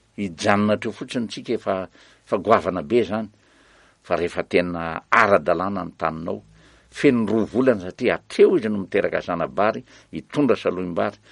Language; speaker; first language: Malagasy; native; Malagasy